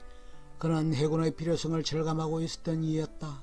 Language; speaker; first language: Korean; native; Korean